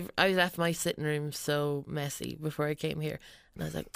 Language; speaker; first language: English; native; English